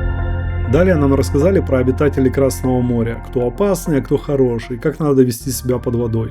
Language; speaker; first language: Russian; native; Russian